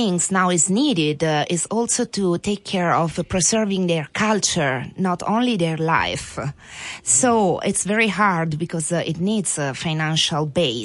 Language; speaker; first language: English; non-native, fluent; Italian